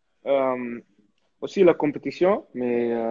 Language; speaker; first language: French; early bilingual, heritage; French